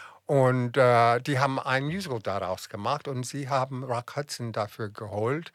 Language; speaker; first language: German; non-native, fluent; English